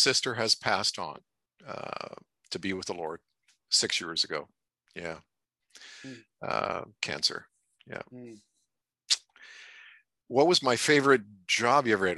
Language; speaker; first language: English; native; English